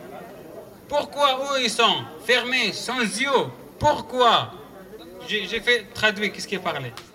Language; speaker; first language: French; non-native, learner; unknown